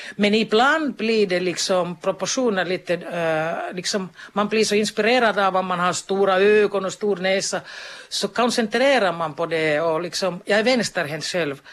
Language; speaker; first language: Swedish; non-native, local second language; Finnish